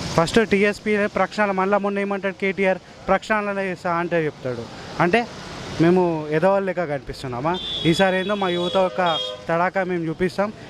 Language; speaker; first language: Telugu; non-native, local second language; Urdu